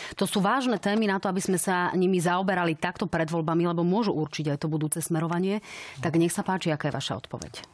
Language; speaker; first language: Slovak; native; Slovak